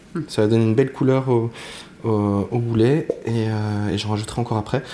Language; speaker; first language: French; native; French